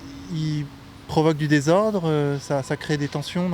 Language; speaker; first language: French; native; French